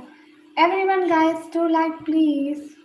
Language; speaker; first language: English; non-native, learner; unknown